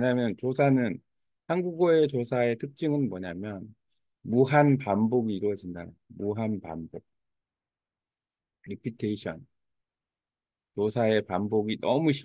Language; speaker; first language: Korean; native; Korean